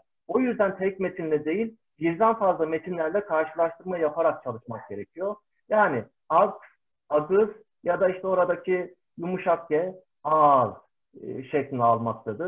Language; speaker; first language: Turkish; native; Turkish